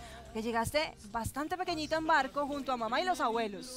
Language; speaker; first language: Spanish; native; Spanish